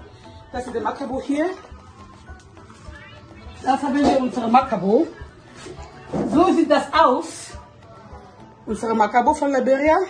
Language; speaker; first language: German; non-native, fluent; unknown